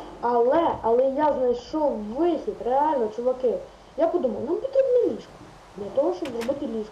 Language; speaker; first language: Ukrainian; native; Ukrainian